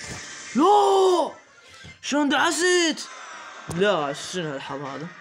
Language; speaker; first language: Arabic; native; Arabic